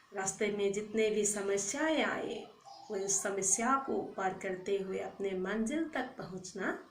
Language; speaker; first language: Hindi; non-native, local second language; Assamese